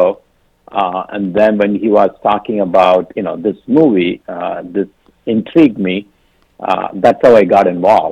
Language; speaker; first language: English; non-native, local second language; Tamil